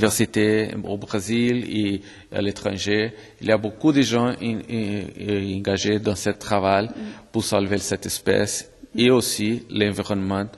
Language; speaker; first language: French; non-native, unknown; Portuguese